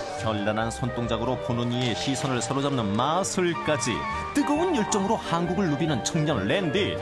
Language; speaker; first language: Korean; native; Korean